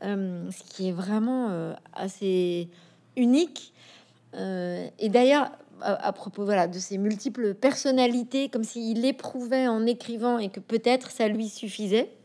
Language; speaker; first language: French; native; French